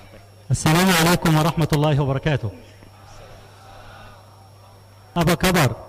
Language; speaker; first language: Arabic; native; Arabic